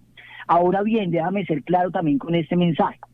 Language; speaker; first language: Spanish; native; Spanish